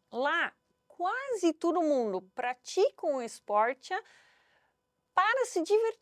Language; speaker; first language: Portuguese; non-native, fluent; Dutch